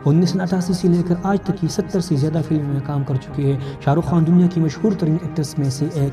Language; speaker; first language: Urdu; non-native, local second language; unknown